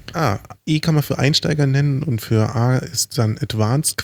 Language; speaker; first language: German; native; German